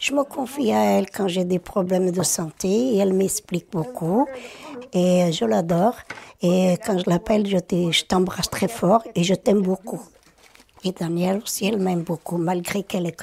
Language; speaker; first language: French; early bilingual, other home language; Portuguese